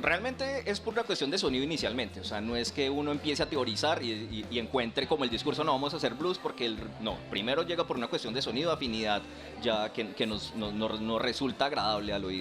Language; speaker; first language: Spanish; native; Spanish